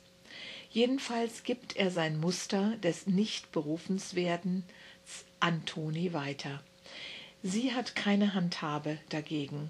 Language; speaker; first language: German; native; German